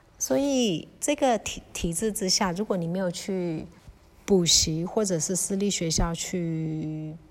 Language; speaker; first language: Chinese; early bilingual, heritage; Chinese